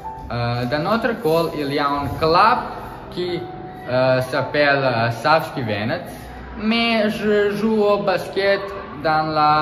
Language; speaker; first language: French; non-native, learner; Serbian